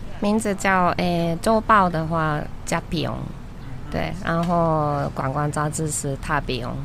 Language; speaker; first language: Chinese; non-native, fluent; Japanese